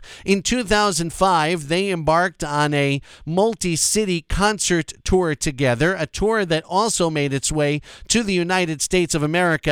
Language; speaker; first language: English; native; English